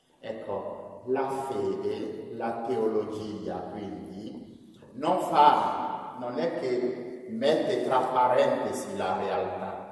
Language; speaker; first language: Italian; non-native, fluent; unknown